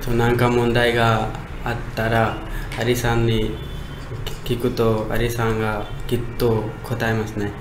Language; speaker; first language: Japanese; non-native, learner; Hindi